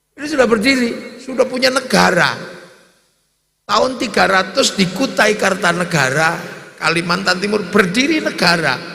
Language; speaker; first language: Indonesian; non-native, local second language; Javanese